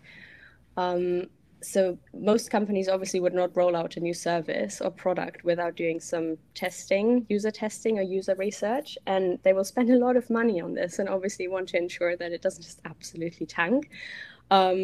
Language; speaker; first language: English; non-native, fluent; German